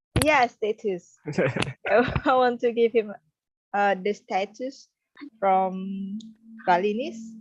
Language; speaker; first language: English; non-native, learner; Indonesian